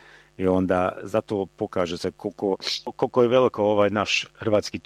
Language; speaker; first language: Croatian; early bilingual, heritage; Croatian